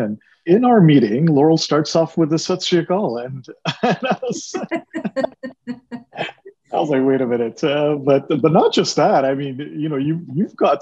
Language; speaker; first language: English; early bilingual, other home language; Punjabi